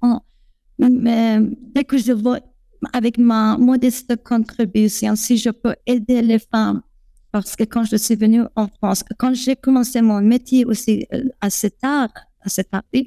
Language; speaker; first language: French; non-native, fluent; Persian